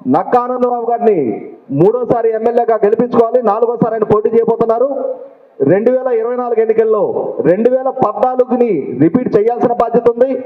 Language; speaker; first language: Telugu; native; Telugu